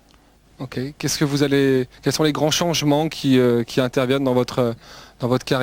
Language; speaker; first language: French; native; French